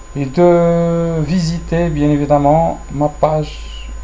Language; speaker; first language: French; non-native, local second language; Arabic